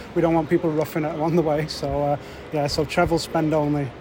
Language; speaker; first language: English; native; English